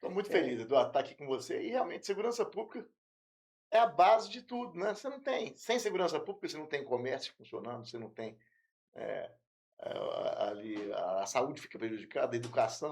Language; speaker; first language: Portuguese; native; Portuguese